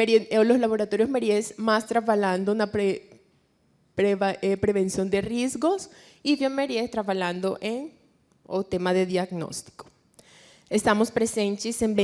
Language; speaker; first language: Portuguese; non-native, fluent; Spanish